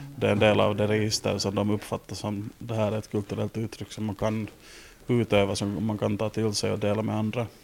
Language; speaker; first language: Swedish; native; Swedish